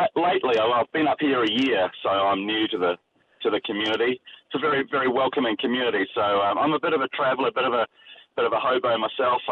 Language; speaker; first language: English; native; English